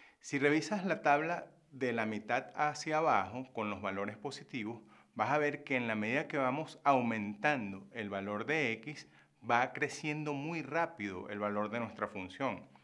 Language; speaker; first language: Spanish; native; Spanish